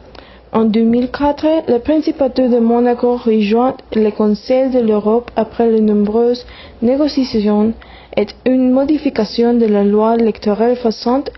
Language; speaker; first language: French; non-native, learner; Spanish